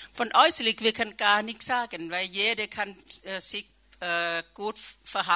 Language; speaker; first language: German; non-native, learner; Thai